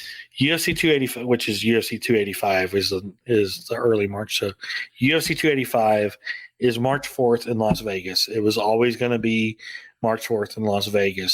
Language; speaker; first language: English; native; English